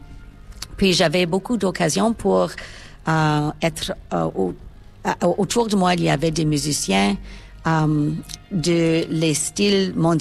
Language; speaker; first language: French; non-native, local second language; English